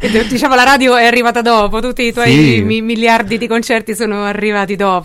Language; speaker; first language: Italian; native; Italian